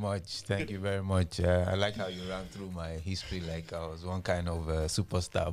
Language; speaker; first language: English; non-native, local second language; Yoruba